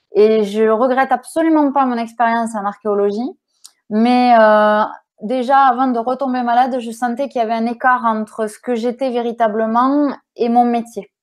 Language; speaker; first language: French; native; French